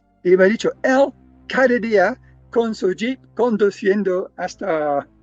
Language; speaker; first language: Spanish; non-native, fluent; English